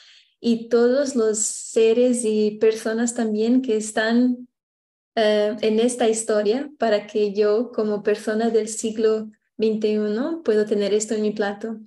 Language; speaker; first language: Spanish; non-native, fluent; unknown